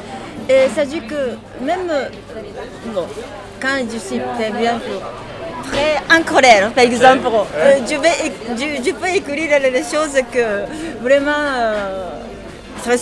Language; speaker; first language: French; non-native, learner; Japanese